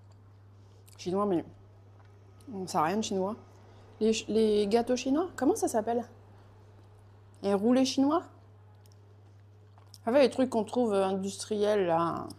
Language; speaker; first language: French; early bilingual, other home language; Portuguese